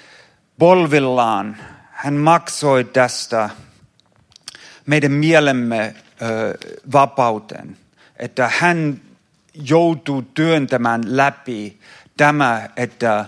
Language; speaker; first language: Finnish; non-native, fluent; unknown